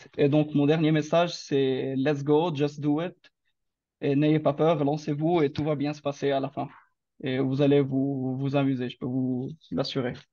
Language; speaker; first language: French; non-native, local second language; Arabic